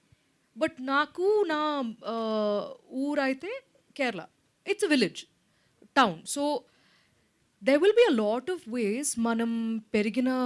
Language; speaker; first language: Telugu; non-native, local second language; Malayalam